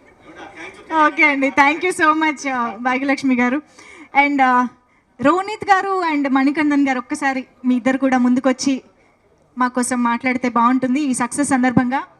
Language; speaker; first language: Telugu; native; Telugu